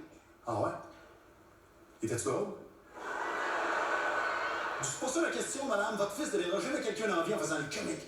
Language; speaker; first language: French; native; French